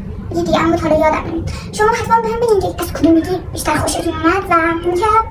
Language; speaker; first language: Persian; native; Persian